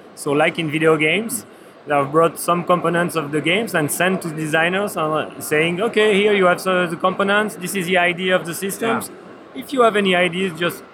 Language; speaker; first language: English; non-native, fluent; French